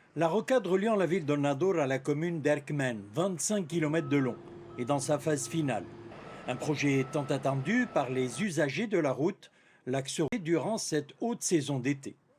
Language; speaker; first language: French; non-native, local second language; Arabic